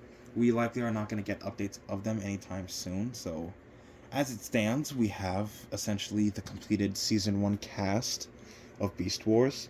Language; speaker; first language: English; native; English